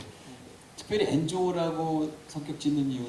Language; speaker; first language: Korean; native; Korean